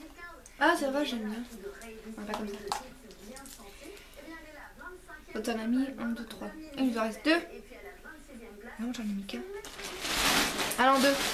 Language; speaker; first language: French; early bilingual, other home language; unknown